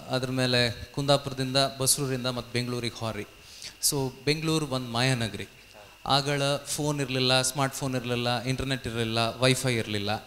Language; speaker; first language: Kannada; native; Kannada